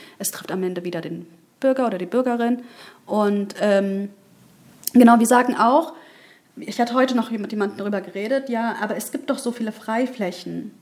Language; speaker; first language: German; early bilingual, other home language; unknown